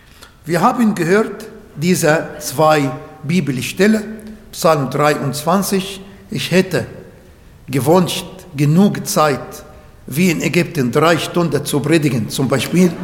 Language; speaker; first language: German; non-native, learner; Arabic